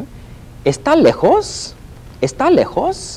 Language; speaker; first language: Spanish; non-native, fluent; English